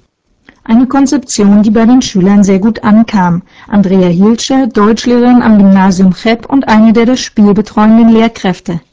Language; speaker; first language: German; native; German